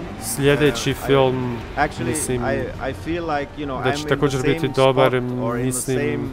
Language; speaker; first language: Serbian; early bilingual, heritage; Albanian